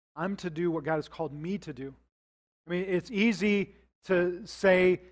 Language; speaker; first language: English; native; English